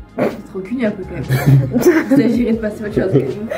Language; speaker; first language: French; native; French